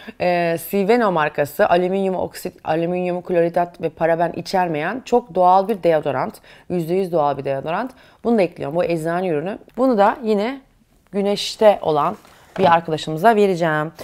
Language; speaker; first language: Turkish; native; Turkish